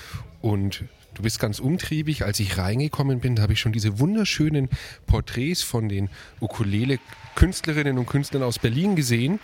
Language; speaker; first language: German; native; German